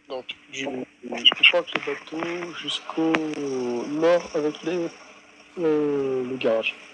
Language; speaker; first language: French; native; French